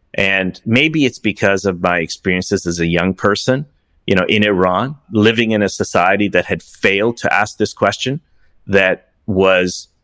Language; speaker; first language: English; early bilingual, other home language; Persian